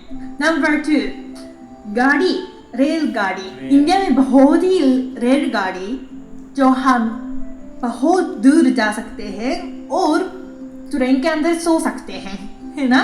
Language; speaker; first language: Hindi; non-native, fluent; Japanese